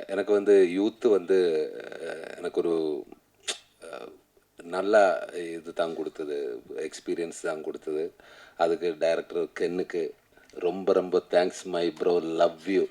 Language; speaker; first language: Tamil; non-native, learner; Malayalam